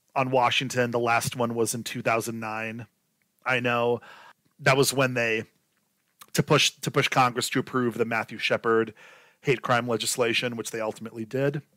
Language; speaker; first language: English; native; English